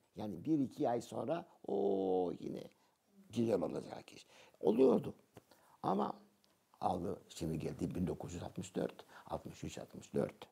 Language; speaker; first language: Turkish; non-native, local second language; Greek